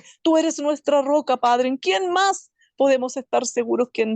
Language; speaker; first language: Spanish; native; Spanish